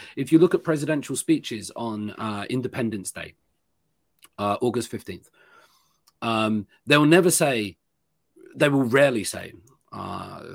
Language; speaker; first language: English; native; English